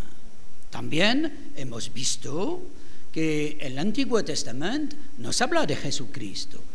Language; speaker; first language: Spanish; non-native, fluent; French